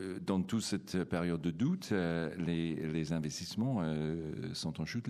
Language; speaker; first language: French; non-native, fluent; English